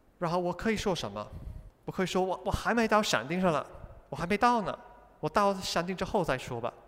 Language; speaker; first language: Chinese; non-native, fluent; English